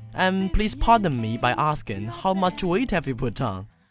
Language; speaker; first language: English; non-native, fluent; Chinese